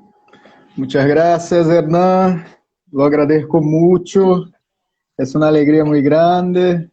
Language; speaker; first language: Spanish; non-native, fluent; Portuguese